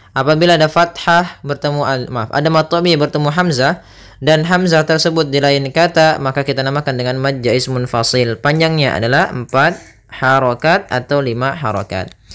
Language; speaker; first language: Indonesian; native; Indonesian